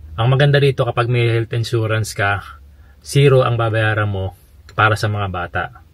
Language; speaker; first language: Filipino; native; Filipino